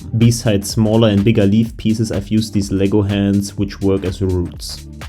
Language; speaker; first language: English; non-native, fluent; German